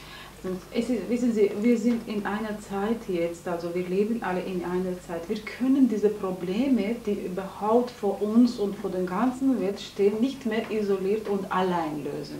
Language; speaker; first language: German; non-native, fluent; Georgian